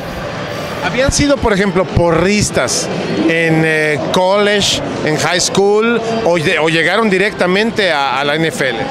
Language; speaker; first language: Spanish; native; Spanish